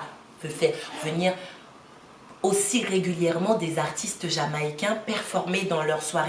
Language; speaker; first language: French; native; French